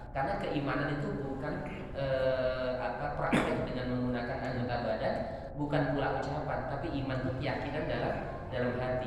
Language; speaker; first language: Indonesian; native; Indonesian